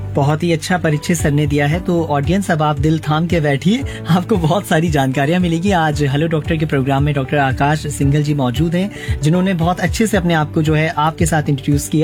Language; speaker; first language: Hindi; native; Hindi